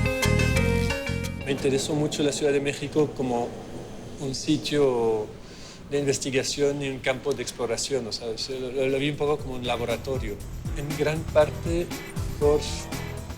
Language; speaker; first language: Spanish; non-native, fluent; Dutch